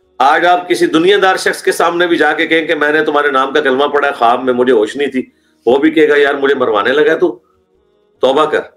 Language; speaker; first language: Urdu; non-native, local second language; Punjabi